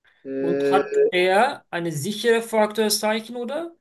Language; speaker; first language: German; non-native, learner; Turkish